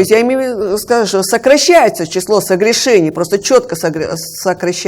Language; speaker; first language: Russian; native; Russian